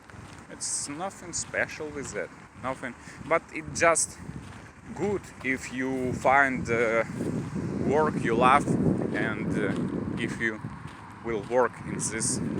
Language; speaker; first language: English; non-native, learner; Russian